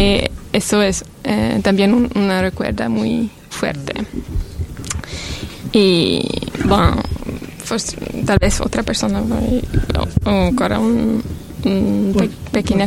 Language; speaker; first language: Spanish; non-native, learner; Italian